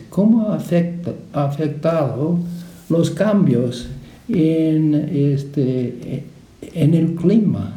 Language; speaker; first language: Spanish; non-native, fluent; English